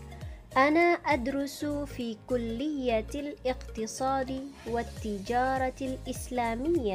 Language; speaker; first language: Arabic; non-native, learner; Indonesian